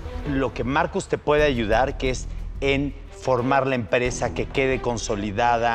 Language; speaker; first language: Spanish; native; Spanish